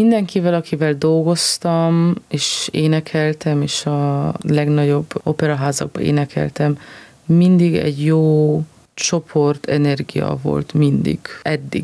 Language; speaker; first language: Hungarian; non-native, fluent; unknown